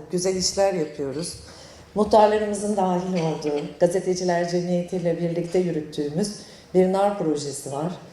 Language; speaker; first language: Turkish; native; Turkish